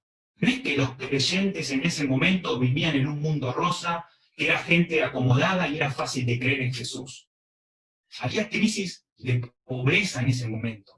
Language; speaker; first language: Spanish; early bilingual, other home language; Korean